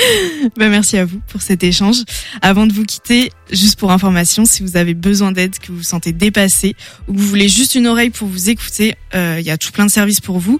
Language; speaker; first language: French; native; French